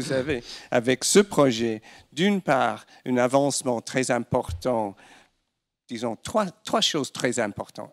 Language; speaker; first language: French; non-native, fluent; English